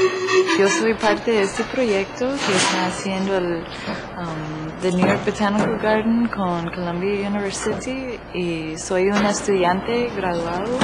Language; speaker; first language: Spanish; non-native, fluent; English